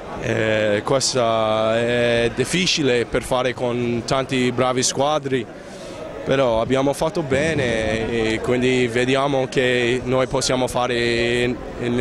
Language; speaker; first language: Italian; non-native, learner; Spanish